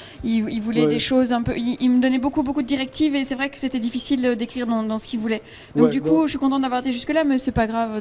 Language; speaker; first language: French; native; French